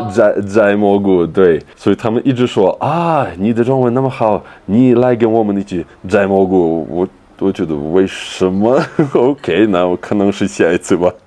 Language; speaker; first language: Chinese; non-native, fluent; Russian